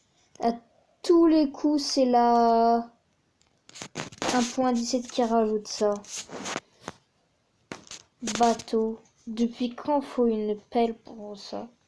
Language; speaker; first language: French; native; French